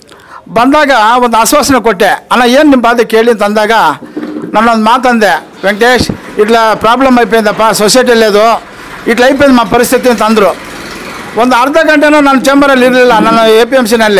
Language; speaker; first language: Kannada; native; Kannada